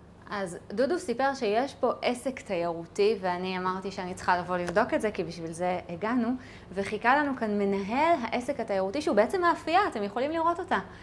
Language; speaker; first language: Hebrew; native; Hebrew